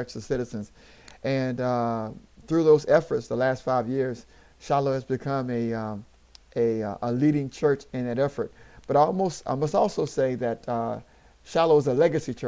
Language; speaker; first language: English; native; English